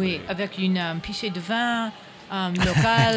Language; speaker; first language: French; non-native, learner; English